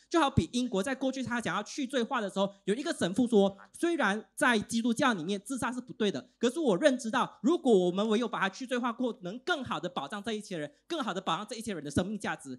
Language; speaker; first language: Chinese; native; Chinese